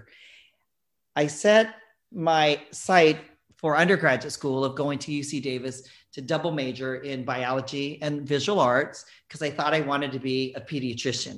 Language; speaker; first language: English; native; English